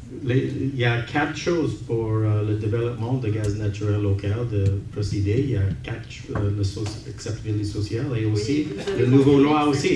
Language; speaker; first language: French; non-native, learner; English